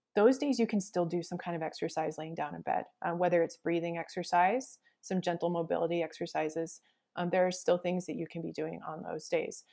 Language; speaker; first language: English; native; English